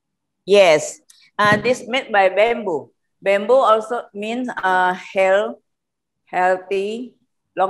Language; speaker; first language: English; non-native, fluent; Indonesian